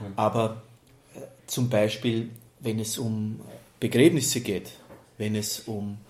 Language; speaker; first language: German; native; German